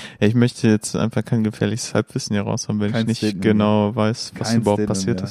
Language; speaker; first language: German; native; German